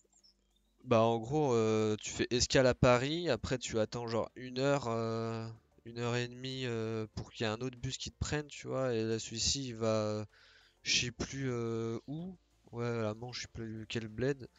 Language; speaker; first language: French; native; French